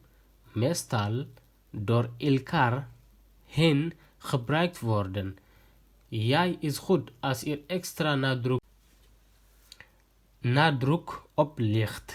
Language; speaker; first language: Dutch; early bilingual, heritage; Tigrinya